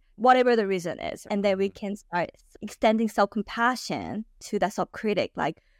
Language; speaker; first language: English; native; English